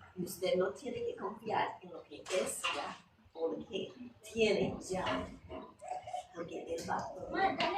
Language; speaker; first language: Spanish; non-native, fluent; English